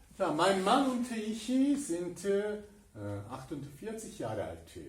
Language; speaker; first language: German; non-native, fluent; Korean